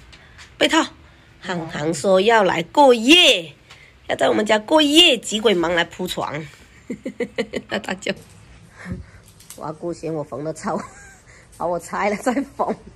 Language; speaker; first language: Chinese; native; Chinese